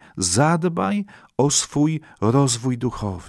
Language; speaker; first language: Polish; native; Polish